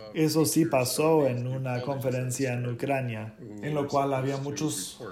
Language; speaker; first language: Spanish; non-native, fluent; English